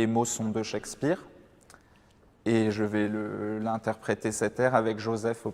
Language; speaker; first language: French; native; French